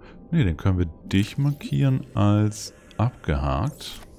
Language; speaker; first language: German; native; German